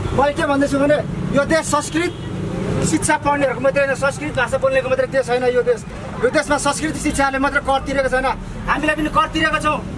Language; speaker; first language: Nepali; non-native, local second language; Limburgish